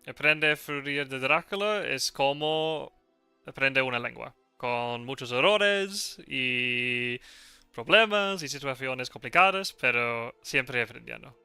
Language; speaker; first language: Spanish; non-native, learner; English